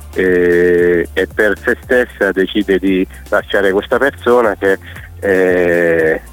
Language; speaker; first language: Italian; native; Italian